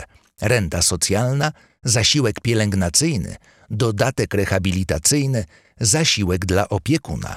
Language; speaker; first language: Polish; native; Polish